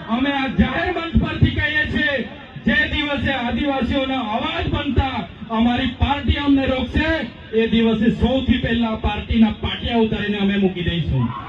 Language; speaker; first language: Gujarati; non-native, local second language; Vasavi